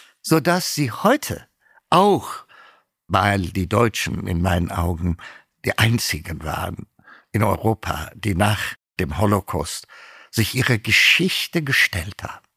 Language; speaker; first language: German; non-native, fluent; Amharic